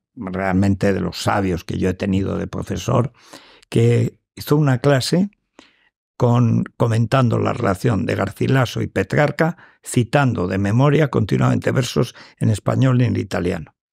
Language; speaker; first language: Spanish; native; Spanish